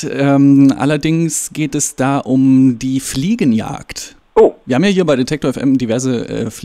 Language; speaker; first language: German; native; German